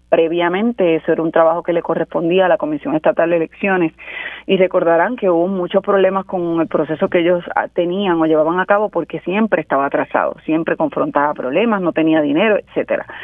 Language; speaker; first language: Spanish; native; Spanish